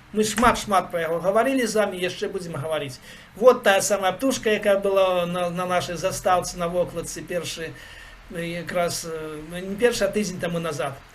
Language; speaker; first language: Belarusian; native; Belarusian